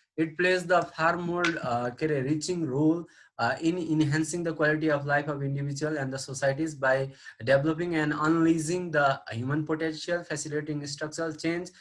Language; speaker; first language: English; non-native, local second language; Nepali